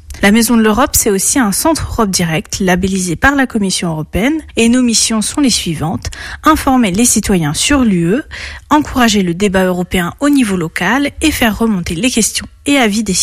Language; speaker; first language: French; native; French